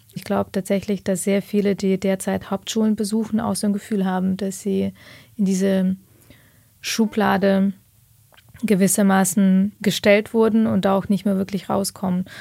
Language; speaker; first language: German; early bilingual, other home language; Russian